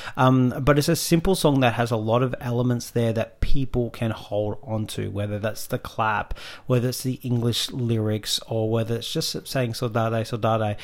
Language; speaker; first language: English; native; English